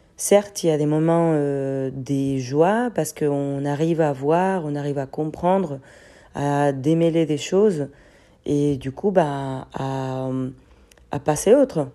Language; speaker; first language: French; non-native, fluent; Spanish